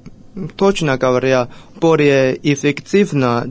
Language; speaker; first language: Russian; non-native, fluent; Chinese